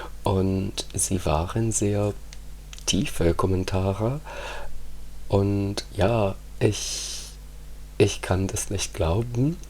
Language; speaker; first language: German; non-native, fluent; Italian